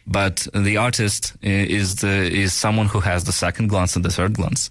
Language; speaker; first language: English; non-native, fluent; Russian